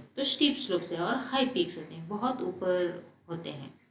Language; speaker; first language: Hindi; non-native, local second language; Telugu